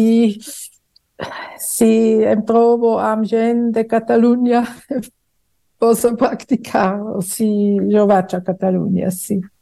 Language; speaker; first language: Catalan; non-native, fluent; German